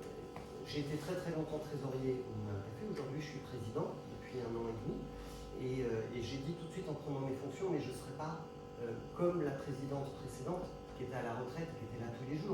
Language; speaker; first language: French; native; French